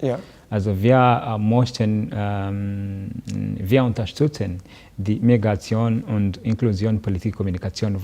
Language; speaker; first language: German; non-native, learner; Kinyarwanda